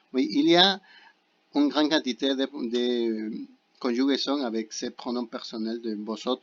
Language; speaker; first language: French; non-native, fluent; Spanish